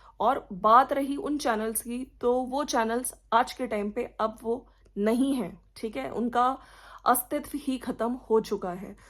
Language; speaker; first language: Hindi; native; Hindi